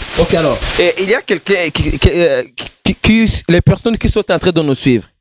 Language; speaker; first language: French; non-native, local second language; Rundi